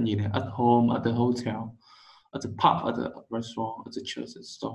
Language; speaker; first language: English; non-native, learner; Vietnamese